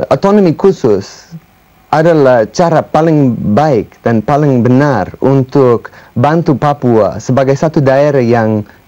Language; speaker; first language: Indonesian; non-native, fluent; English